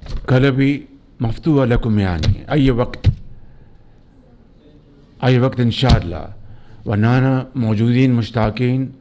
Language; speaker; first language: Arabic; non-native, learner; Punjabi